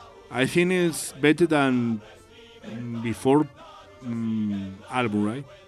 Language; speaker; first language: English; non-native, learner; Spanish